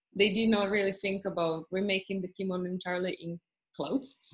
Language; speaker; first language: English; non-native, fluent; Italian